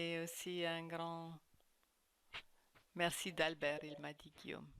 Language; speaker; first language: French; non-native, fluent; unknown